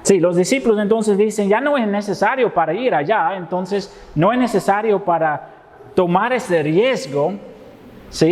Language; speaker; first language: Spanish; non-native, fluent; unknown